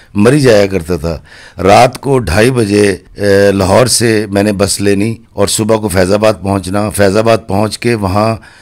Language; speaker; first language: Urdu; non-native, local second language; Punjabi